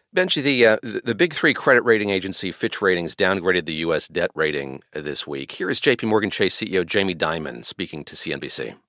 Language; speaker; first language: English; native; English